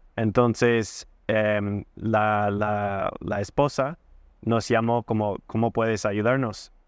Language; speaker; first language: Spanish; non-native, fluent; English